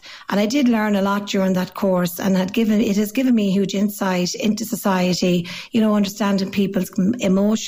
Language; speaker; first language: English; native; English